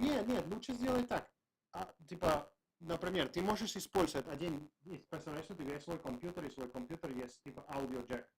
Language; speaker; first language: Russian; non-native, learner; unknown